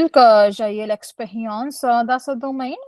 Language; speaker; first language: French; non-native, learner; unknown